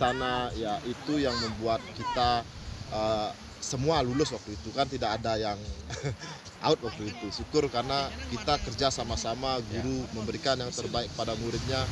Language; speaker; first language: Indonesian; non-native, local second language; Balinese